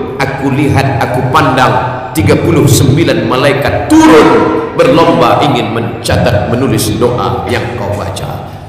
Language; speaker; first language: Malay; native; Malay